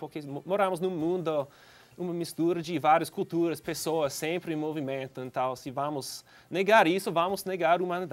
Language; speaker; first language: Portuguese; non-native, fluent; English